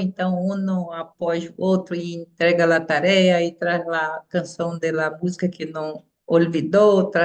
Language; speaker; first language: Portuguese; non-native, fluent; Spanish